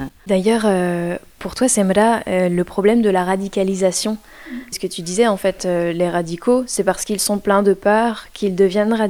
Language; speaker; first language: French; native; French